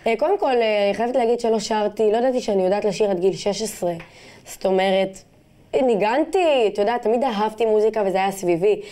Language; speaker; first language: Hebrew; non-native, local second language; Arabic